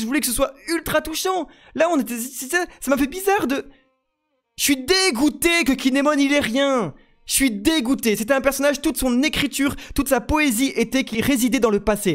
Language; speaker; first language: French; native; French